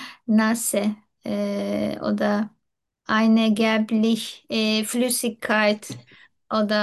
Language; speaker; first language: German; non-native, learner; Turkish